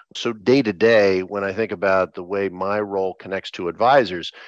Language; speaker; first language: English; native; English